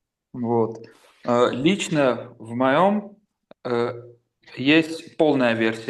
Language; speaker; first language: Russian; non-native, fluent; Armenian